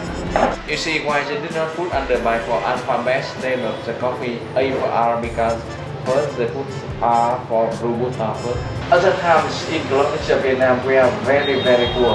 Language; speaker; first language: English; non-native, learner; Vietnamese